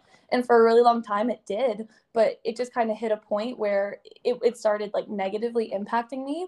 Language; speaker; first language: English; native; English